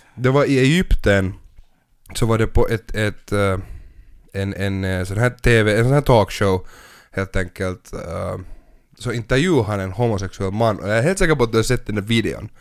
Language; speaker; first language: Swedish; native; Swedish